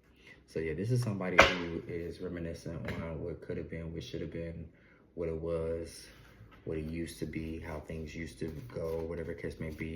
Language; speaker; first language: English; native; English